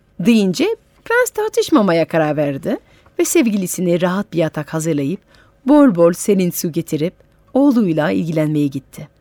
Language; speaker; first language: Turkish; non-native, fluent; French